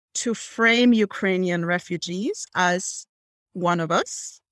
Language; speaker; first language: English; non-native, fluent; German